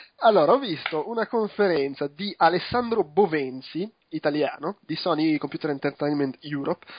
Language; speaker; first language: Italian; native; Italian